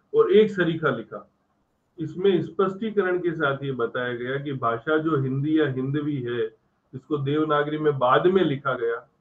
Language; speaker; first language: Hindi; native; Hindi